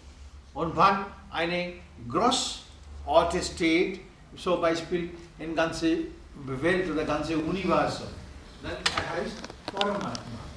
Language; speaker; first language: German; non-native, learner; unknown